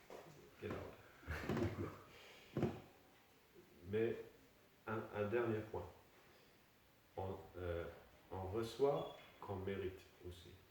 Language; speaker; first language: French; non-native, fluent; Danish